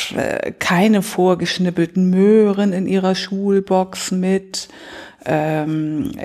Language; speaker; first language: German; native; German